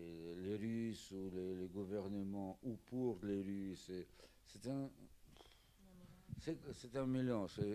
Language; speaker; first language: French; non-native, fluent; Russian